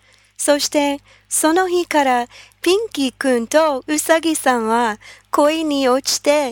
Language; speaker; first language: Japanese; non-native, fluent; English